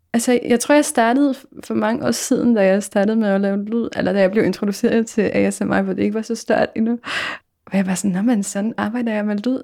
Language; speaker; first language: Danish; non-native, fluent; Polish